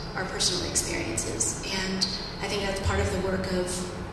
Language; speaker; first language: English; native; English